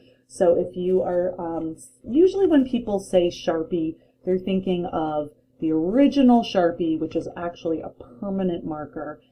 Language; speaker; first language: English; native; English